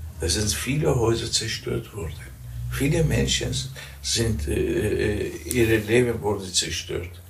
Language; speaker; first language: German; early bilingual, other home language; Persian